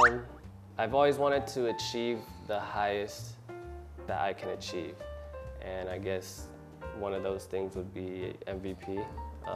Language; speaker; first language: English; early bilingual, other home language; Chinese